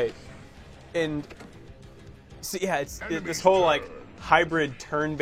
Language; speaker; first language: English; native; English